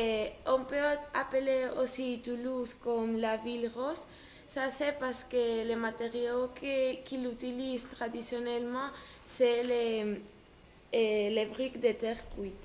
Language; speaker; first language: French; non-native, learner; Spanish